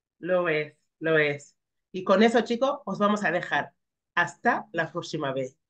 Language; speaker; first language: Spanish; non-native, fluent; English